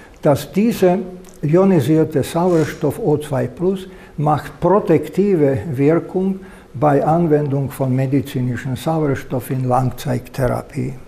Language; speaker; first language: German; non-native, fluent; Slovak